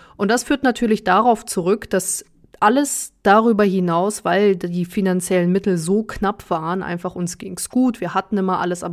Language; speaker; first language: German; early bilingual, other home language; Russian